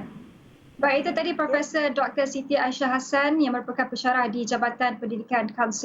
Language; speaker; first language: Malay; native; Malay